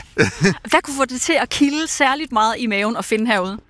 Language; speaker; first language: Danish; native; Danish